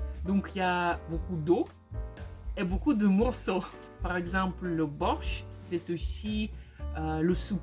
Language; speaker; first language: French; non-native, fluent; Russian